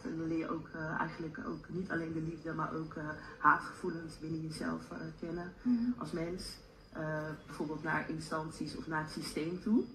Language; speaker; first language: Dutch; native; Dutch